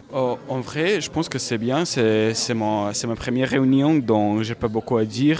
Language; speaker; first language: French; non-native, learner; Serbian